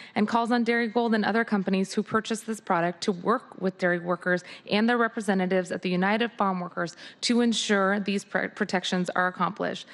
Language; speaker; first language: English; native; English